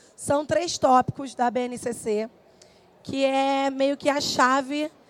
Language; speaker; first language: Portuguese; native; Portuguese